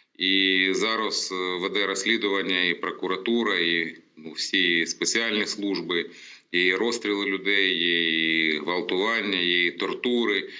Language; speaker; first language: Ukrainian; non-native, local second language; Russian